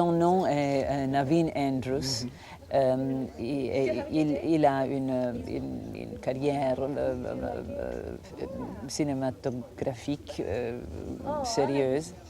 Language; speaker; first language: French; non-native, fluent; Croatian